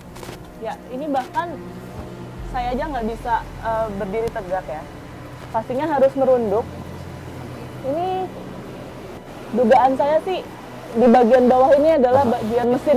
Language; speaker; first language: Indonesian; native; Indonesian